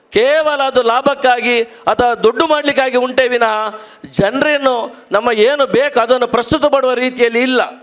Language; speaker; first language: Kannada; non-native, local second language; Tulu